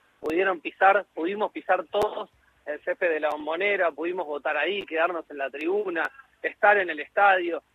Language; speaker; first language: Spanish; native; Spanish